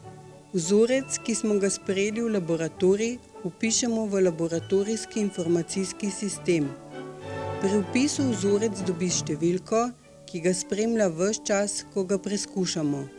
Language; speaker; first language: Slovenian; native; Slovenian